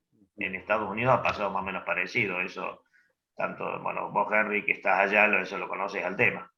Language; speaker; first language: Spanish; native; Spanish